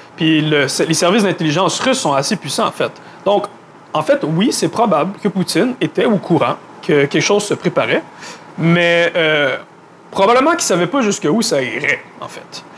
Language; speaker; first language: French; native; French